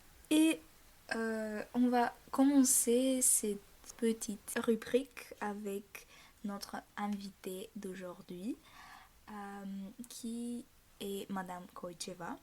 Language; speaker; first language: French; non-native, fluent; Bulgarian